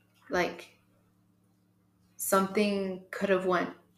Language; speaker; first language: English; early bilingual, other home language; Spanish